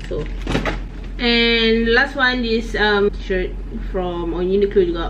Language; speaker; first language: English; non-native, local second language; Malay